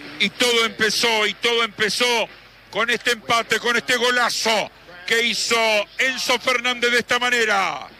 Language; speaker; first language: Spanish; native; Spanish